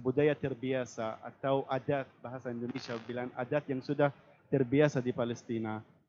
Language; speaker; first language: Indonesian; non-native, fluent; Arabic